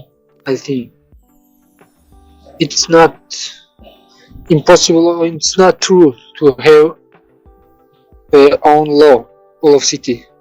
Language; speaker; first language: English; non-native, learner; Tajik